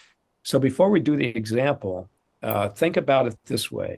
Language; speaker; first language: English; native; English